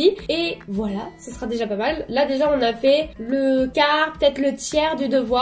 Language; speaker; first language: French; native; French